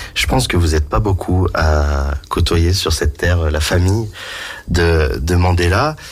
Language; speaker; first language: French; native; French